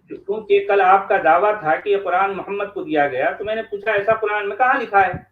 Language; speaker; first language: Urdu; native; Urdu